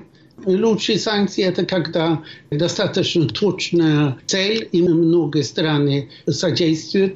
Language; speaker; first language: Russian; non-native, fluent; Swedish